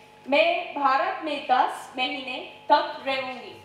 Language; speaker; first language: Hindi; non-native, learner; English